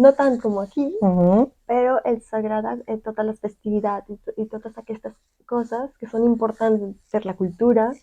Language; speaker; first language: Catalan; non-native, fluent; Spanish